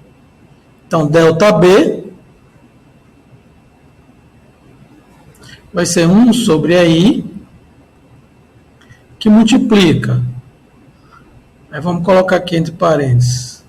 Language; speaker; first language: Portuguese; native; Portuguese